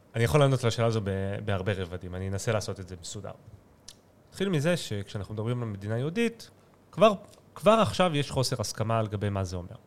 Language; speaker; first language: Hebrew; native; Hebrew